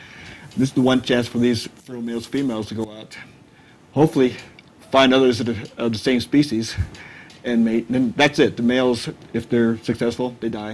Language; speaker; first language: English; native; English